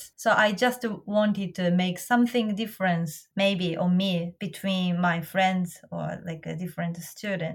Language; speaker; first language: English; non-native, fluent; Japanese